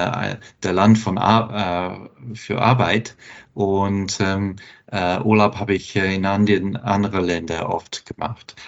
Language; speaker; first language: German; non-native, fluent; English